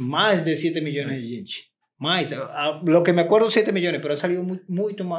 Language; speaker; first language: Portuguese; non-native, learner; Spanish